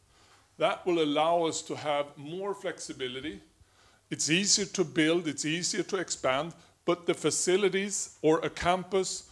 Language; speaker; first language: English; non-native, fluent; Swedish